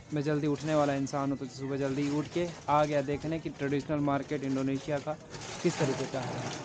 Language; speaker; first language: Hindi; native; Hindi